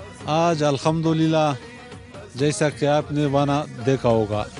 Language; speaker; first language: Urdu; non-native, local second language; Pashto